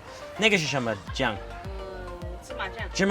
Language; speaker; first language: Chinese; non-native, learner; English